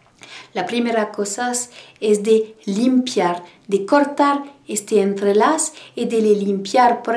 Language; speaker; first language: Spanish; non-native, learner; French